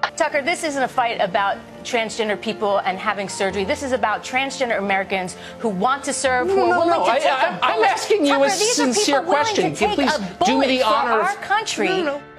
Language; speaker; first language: English; native; English